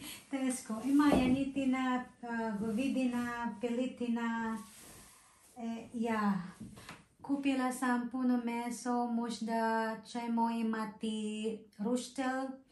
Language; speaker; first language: Serbian; non-native, learner; Filipino